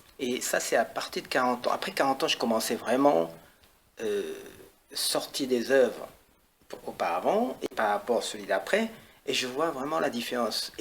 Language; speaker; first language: French; non-native, fluent; Chinese